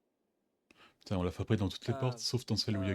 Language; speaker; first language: French; native; French